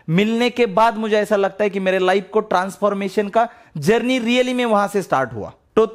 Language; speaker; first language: Hindi; non-native, local second language; Marathi